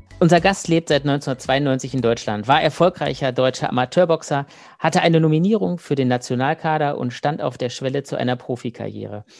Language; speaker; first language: German; native; German